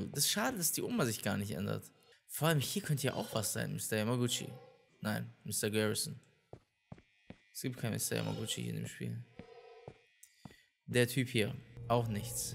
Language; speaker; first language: German; native; German